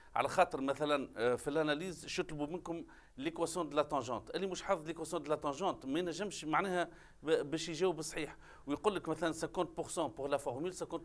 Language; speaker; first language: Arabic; native; Arabic